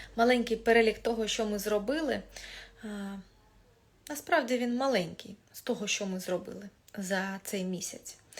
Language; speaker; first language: Ukrainian; non-native, local second language; Russian